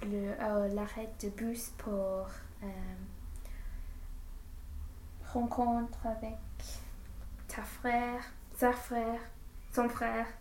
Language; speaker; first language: French; non-native, learner; English